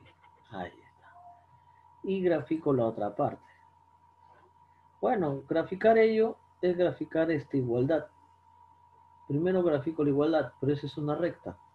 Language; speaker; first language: Spanish; native; Spanish